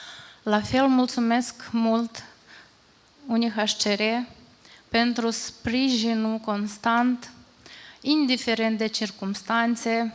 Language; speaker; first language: Romanian; non-native, fluent; Ukrainian